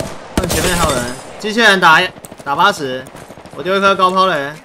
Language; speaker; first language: Chinese; native; Chinese